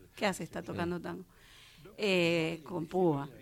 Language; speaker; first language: Spanish; native; Spanish